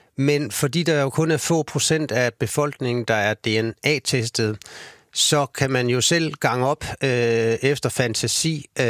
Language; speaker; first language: Danish; native; Danish